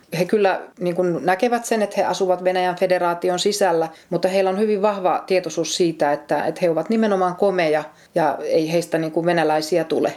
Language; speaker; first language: Finnish; native; Finnish